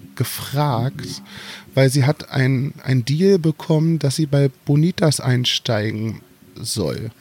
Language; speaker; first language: German; native; German